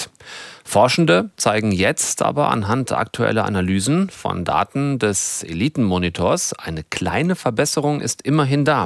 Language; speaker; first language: German; native; German